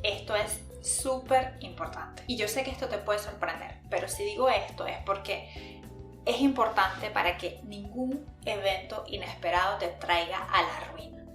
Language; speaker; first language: Spanish; native; Spanish